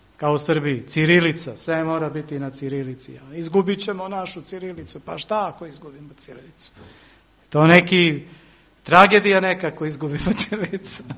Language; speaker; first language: Serbian; early bilingual, heritage; Serbian